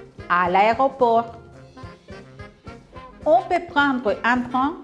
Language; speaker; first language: French; non-native, fluent; Spanish